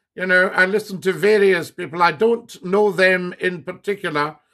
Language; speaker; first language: English; native; English